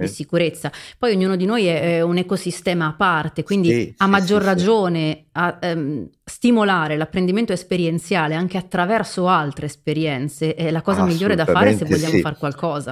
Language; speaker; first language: Italian; native; Italian